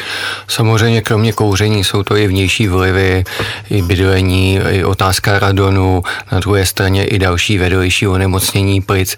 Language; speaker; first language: Czech; native; Czech